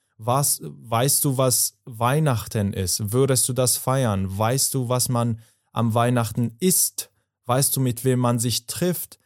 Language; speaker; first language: German; non-native, fluent; Persian